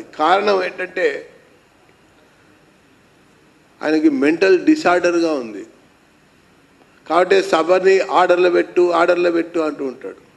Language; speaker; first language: Telugu; native; Telugu